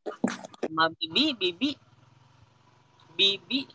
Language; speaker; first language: Indonesian; native; Indonesian